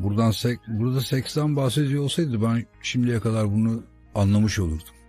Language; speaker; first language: Turkish; native; Turkish